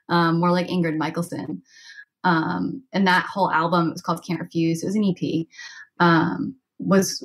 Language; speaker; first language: English; native; English